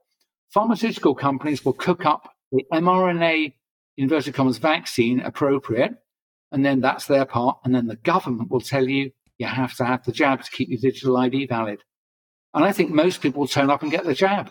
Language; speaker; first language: English; native; English